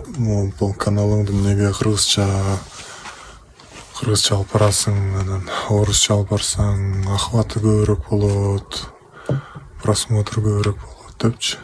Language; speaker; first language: Kyrgyz; non-native, local second language; Russian